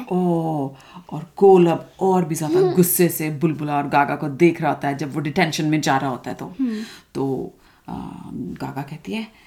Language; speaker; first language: Hindi; native; Hindi